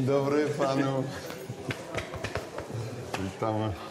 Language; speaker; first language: Polish; non-native, fluent; French